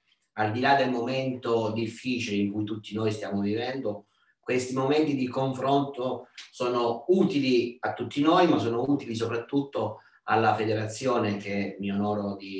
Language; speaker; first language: Italian; native; Italian